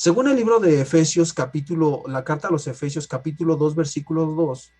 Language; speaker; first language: Spanish; native; Spanish